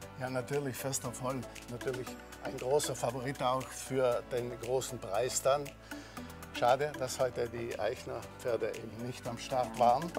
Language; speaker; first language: German; native; German